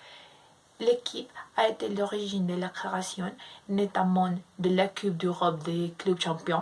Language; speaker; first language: French; non-native, learner; Spanish